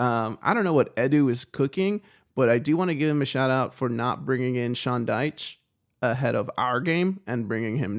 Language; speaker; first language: English; native; English